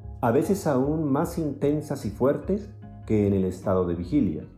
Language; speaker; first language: Spanish; native; Spanish